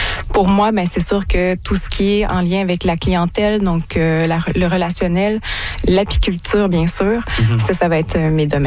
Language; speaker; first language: French; native; French